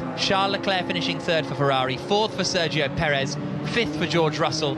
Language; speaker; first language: English; native; English